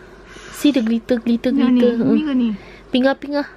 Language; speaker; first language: English; non-native, local second language; Malay